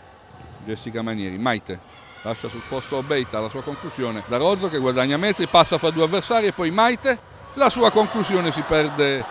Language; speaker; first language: Italian; native; Italian